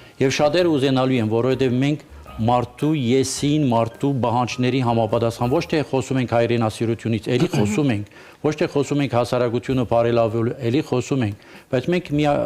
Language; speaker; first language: Armenian; early bilingual, heritage; Armenian